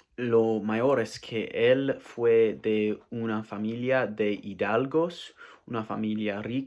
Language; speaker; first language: Spanish; non-native, learner; English